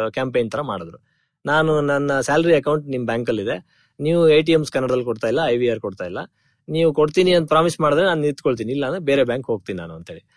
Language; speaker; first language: Kannada; native; Kannada